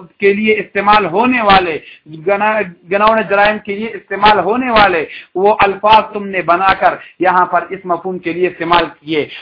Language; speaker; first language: Urdu; non-native, local second language; Pashto